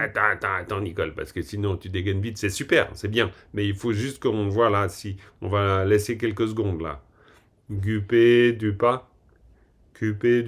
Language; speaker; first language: French; native; French